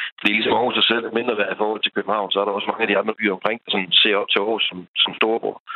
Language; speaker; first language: Danish; native; Danish